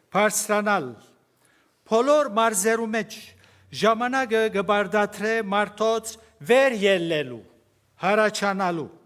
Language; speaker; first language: Armenian; early bilingual, heritage; Armenian